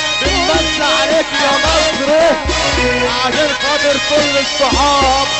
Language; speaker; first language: Arabic; native; Arabic